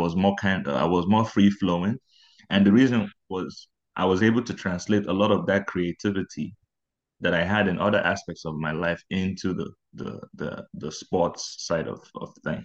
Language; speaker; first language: English; non-native, local second language; Igbo